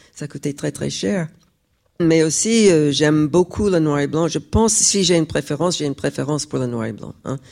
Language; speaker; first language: French; non-native, fluent; English